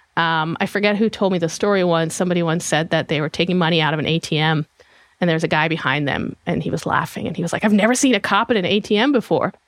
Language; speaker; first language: English; non-native, fluent; Hebrew